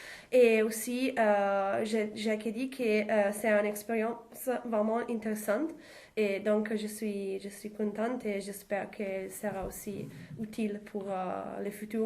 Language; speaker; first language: French; non-native, learner; Italian